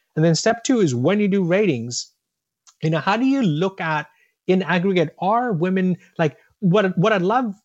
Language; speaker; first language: English; non-native, local second language; Tamil